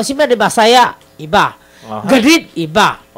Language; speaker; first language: Filipino; non-native, learner; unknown